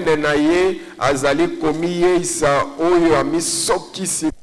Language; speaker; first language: Lingala; native; Lingala